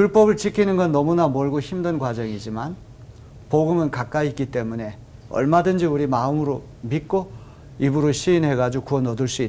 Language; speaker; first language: Korean; native; Korean